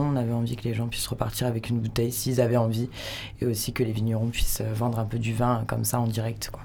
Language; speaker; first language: French; native; French